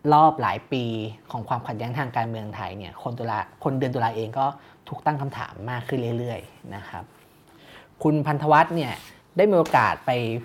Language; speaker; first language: Thai; native; Thai